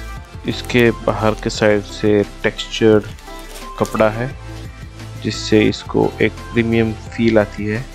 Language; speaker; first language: Hindi; native; Hindi